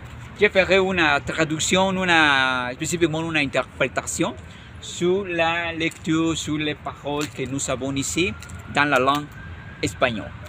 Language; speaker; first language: French; non-native, learner; Spanish